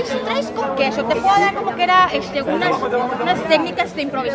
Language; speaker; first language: Spanish; native; Spanish